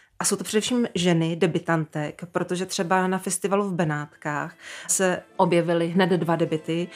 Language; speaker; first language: Czech; native; Czech